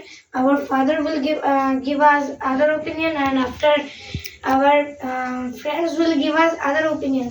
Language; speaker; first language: English; non-native, learner; Bangla